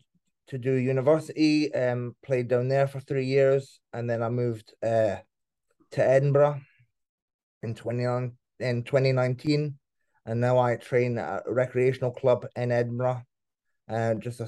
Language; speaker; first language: English; native; English